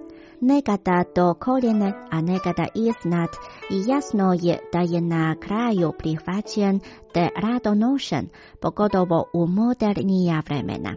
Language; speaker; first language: Croatian; non-native, fluent; Chinese